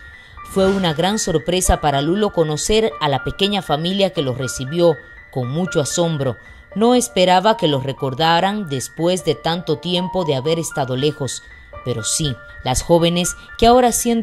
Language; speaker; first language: Spanish; native; Spanish